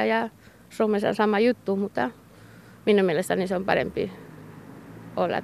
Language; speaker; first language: Finnish; non-native, learner; Basque